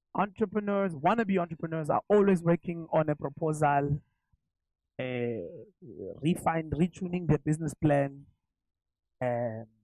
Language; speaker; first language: English; non-native, local second language; Zulu